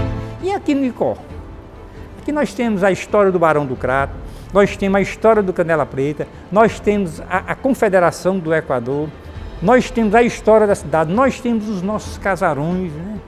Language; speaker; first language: Portuguese; native; Portuguese